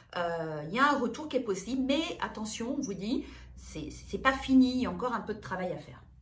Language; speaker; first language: French; native; French